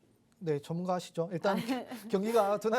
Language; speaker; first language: Korean; native; Korean